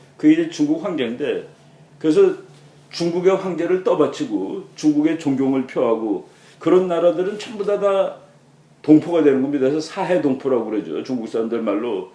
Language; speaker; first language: Korean; native; Korean